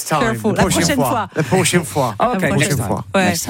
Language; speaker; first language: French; non-native, learner; English